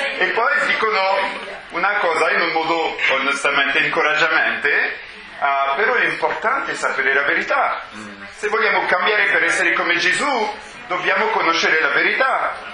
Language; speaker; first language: Italian; non-native, fluent; French